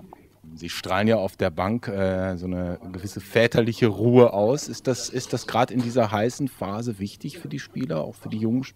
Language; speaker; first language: German; native; German